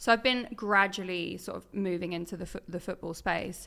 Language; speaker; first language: English; native; English